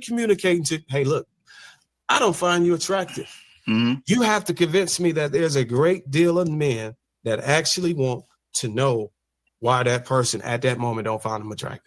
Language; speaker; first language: English; native; English